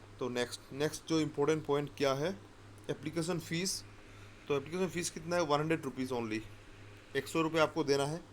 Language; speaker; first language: Hindi; non-native, local second language; Assamese